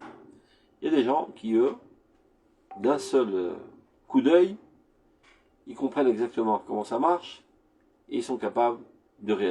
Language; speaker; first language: French; native; French